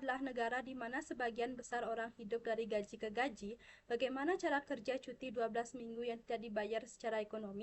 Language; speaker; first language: Indonesian; non-native, local second language; Balinese